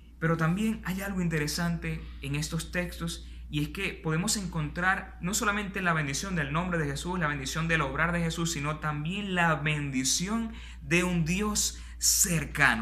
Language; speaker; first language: Spanish; native; Spanish